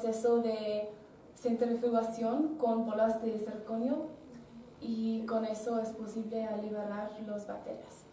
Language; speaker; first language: Spanish; non-native, learner; English